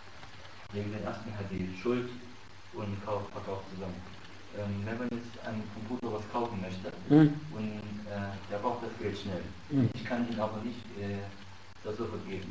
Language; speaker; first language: German; non-native, learner; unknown